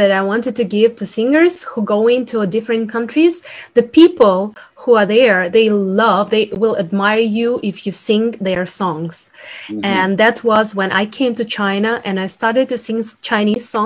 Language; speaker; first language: English; non-native, fluent; Ukrainian